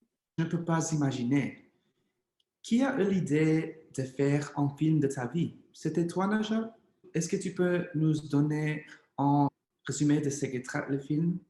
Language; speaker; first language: French; non-native, learner; English